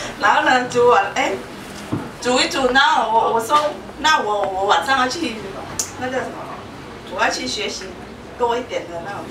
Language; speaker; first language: Chinese; non-native, fluent; Hakka Chinese